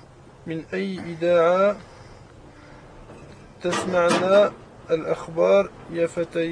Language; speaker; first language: Arabic; non-native, learner; French